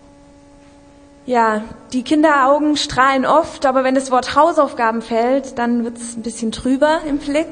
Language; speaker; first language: German; native; German